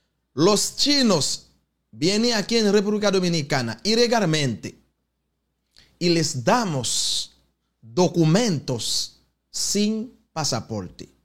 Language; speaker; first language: Spanish; non-native, fluent; Haitian Creole